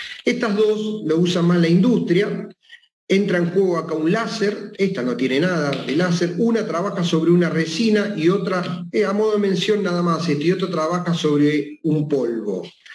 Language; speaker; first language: Spanish; native; Spanish